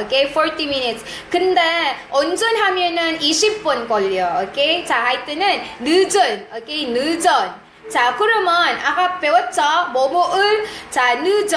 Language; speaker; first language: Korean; non-native, fluent; Iloko